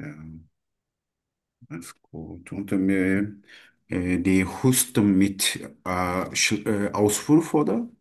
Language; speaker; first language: German; non-native, learner; Turkish